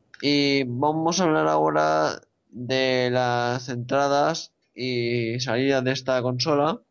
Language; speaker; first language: Spanish; native; Spanish